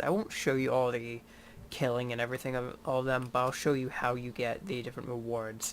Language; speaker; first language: English; native; English